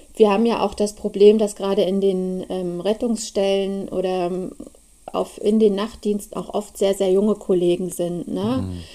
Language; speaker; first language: German; native; German